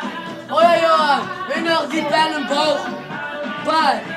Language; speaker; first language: Dutch; non-native, learner; Spanish